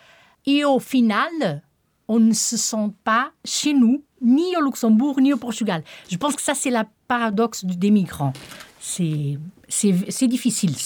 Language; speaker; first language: French; non-native, fluent; Portuguese